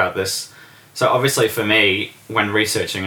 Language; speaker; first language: English; native; English